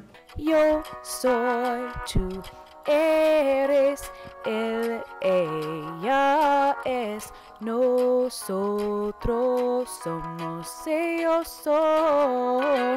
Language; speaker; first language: Spanish; non-native, learner; English